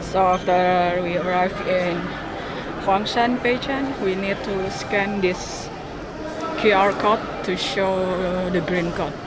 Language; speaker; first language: English; non-native, fluent; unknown